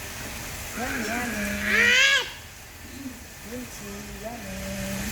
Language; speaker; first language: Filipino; non-native, learner; Korean